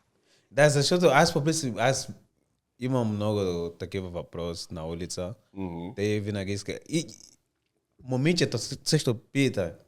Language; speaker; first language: Bulgarian; non-native, learner; Portuguese